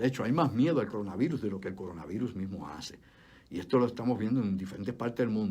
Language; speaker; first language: Spanish; native; Spanish